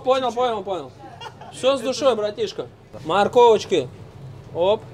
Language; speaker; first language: Russian; native; Russian